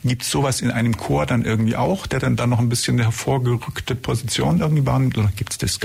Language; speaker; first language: German; native; German